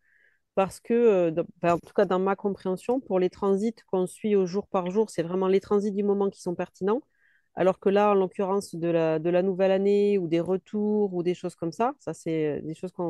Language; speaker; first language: French; native; French